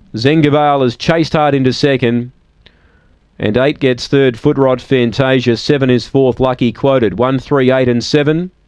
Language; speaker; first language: English; native; English